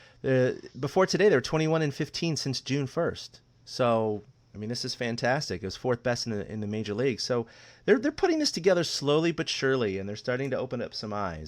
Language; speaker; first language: English; native; English